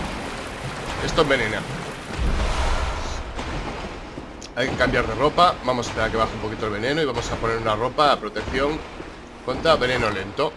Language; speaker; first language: Spanish; native; Spanish